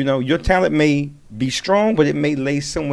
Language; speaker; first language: English; native; English